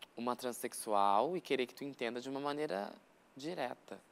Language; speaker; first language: Portuguese; native; Portuguese